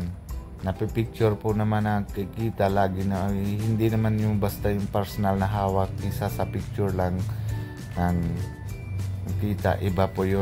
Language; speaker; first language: Filipino; non-native, learner; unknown